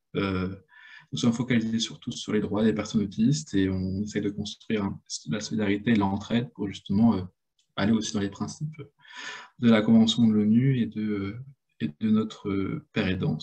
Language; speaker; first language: French; native; French